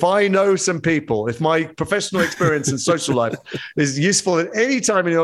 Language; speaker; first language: English; native; English